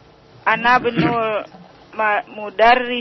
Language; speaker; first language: Arabic; non-native, learner; Indonesian